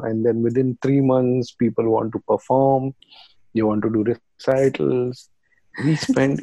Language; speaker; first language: English; non-native, local second language; Marathi